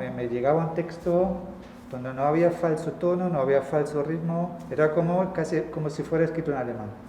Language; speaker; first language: Spanish; non-native, fluent; German